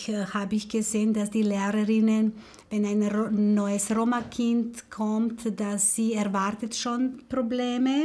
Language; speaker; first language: German; non-native, fluent; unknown